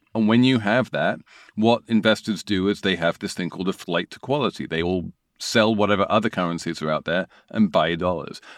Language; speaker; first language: English; native; English